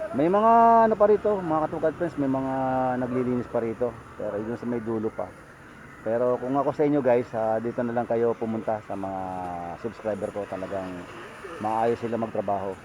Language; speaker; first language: Filipino; native; Filipino